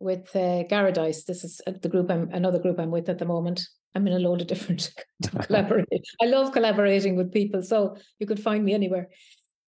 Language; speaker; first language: English; native; English